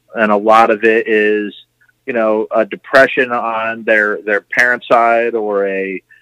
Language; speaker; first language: English; native; English